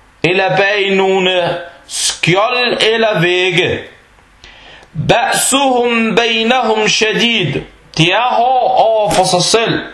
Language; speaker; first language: Danish; non-native, fluent; Arabic